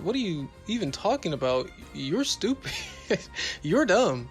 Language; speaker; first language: English; native; English